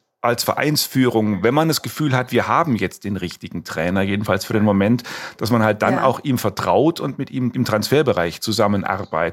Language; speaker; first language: German; native; German